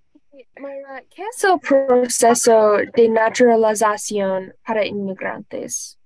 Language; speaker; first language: Spanish; non-native, learner; English